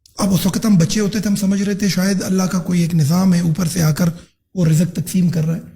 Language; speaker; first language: Urdu; non-native, local second language; Pashto